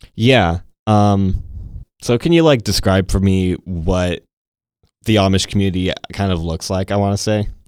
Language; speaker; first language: English; native; English